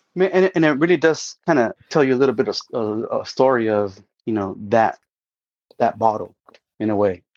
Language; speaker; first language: English; early bilingual, other home language; Spanish